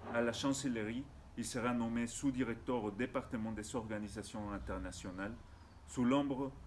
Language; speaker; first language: French; non-native, fluent; Spanish